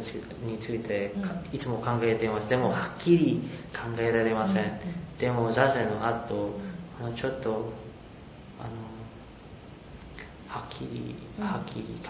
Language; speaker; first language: Japanese; non-native, learner; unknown